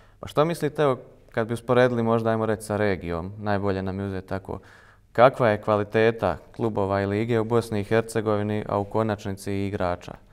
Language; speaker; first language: Croatian; native; Croatian